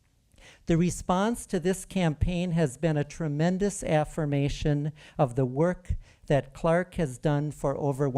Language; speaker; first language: English; native; English